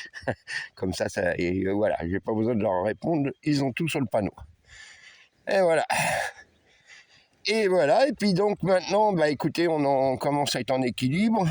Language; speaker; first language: French; native; French